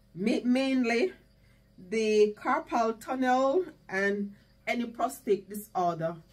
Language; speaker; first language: English; non-native, local second language; Jamaican Creole English